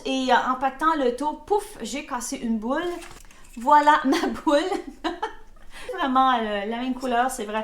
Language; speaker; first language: French; native; French